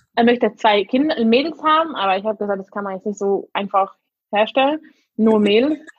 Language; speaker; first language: German; non-native, fluent; English